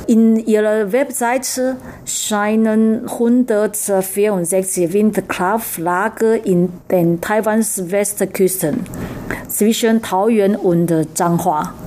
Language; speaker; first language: German; non-native, learner; Chinese